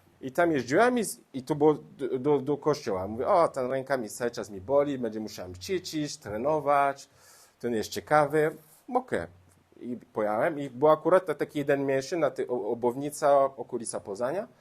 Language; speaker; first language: Polish; non-native, learner; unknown